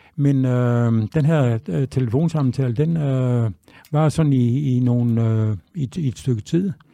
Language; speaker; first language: Danish; native; Danish